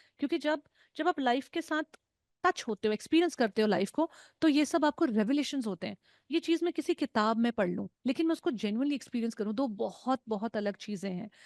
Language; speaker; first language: Hindi; non-native, local second language; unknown